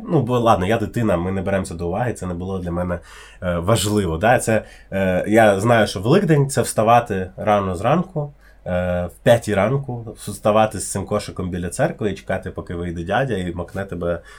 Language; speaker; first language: Ukrainian; native; Ukrainian